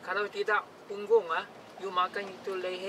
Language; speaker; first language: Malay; non-native, local second language; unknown